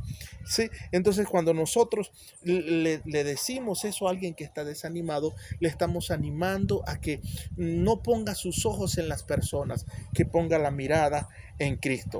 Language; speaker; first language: Spanish; native; Spanish